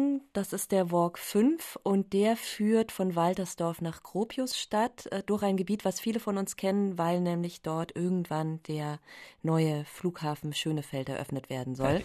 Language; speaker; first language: German; native; German